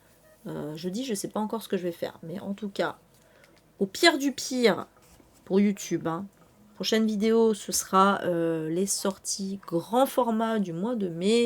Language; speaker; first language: French; native; French